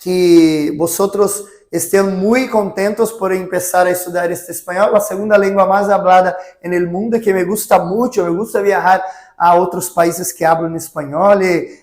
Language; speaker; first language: Spanish; non-native, fluent; Portuguese